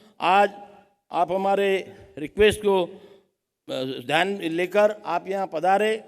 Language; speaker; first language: Hindi; non-native, local second language; Marathi